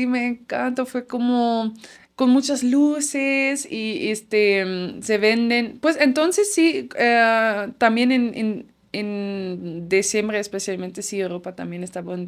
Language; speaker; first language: Spanish; non-native, fluent; Dutch